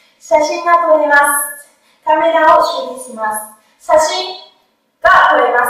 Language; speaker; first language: Japanese; non-native, fluent; Vietnamese